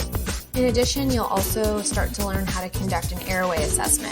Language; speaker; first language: English; native; English